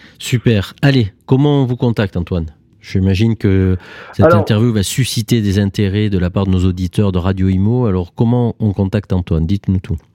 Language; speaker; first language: French; native; French